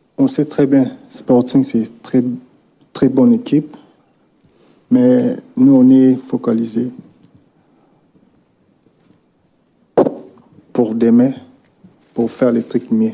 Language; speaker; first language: French; non-native, local second language; Lingala